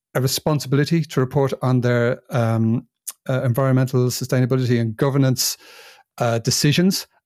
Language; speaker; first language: English; native; English